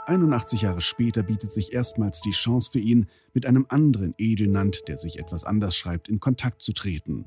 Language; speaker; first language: German; native; German